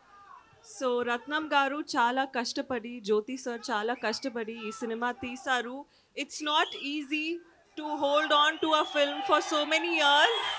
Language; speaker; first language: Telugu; non-native, learner; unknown